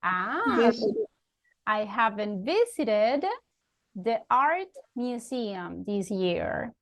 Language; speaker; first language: English; non-native, fluent; Spanish